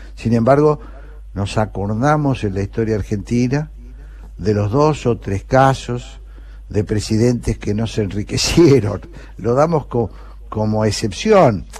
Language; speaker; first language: Spanish; native; Spanish